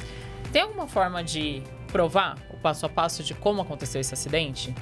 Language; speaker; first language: Portuguese; native; Portuguese